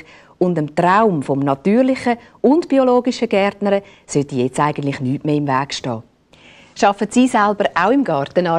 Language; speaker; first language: German; native; German